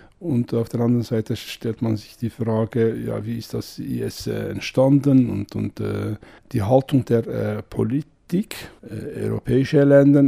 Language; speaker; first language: German; non-native, fluent; Kurdish